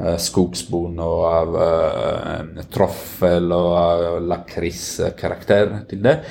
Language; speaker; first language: Norwegian; non-native, fluent; Italian